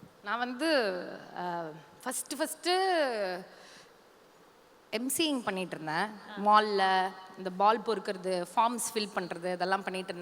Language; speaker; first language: Tamil; native; Tamil